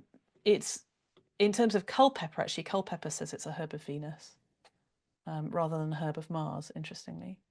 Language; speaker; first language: English; native; English